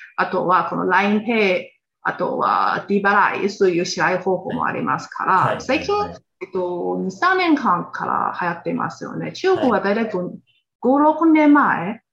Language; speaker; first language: Japanese; non-native, fluent; Chinese